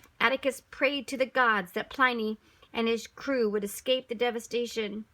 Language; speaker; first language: English; native; English